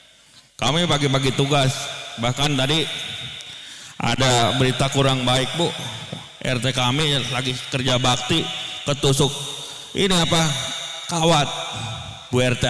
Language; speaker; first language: Indonesian; native; Indonesian